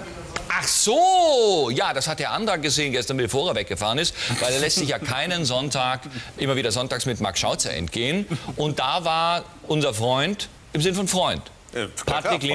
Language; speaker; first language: German; native; German